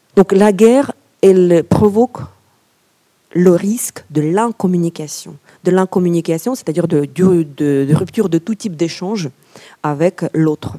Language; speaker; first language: French; non-native, fluent; Ukrainian